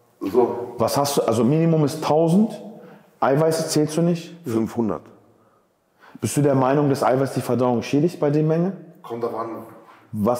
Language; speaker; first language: German; native; German